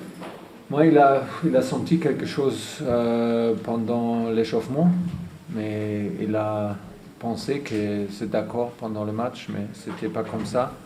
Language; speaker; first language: French; non-native, fluent; German